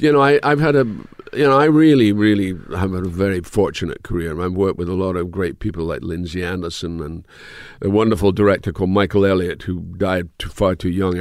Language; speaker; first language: English; native; English